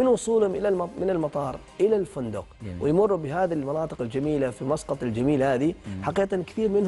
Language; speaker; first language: Arabic; native; Arabic